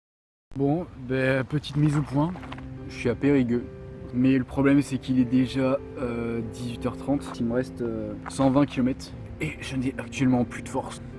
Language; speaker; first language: French; native; French